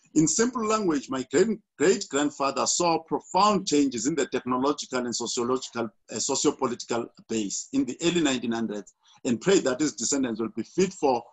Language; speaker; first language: English; non-native, local second language; Xhosa